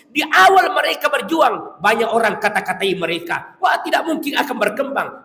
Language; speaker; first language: Malay; non-native, local second language; Buginese